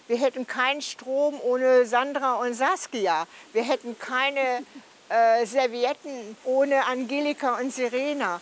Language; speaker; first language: German; native; German